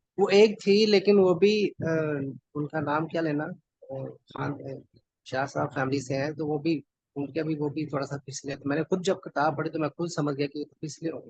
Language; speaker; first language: Urdu; non-native, local second language; Punjabi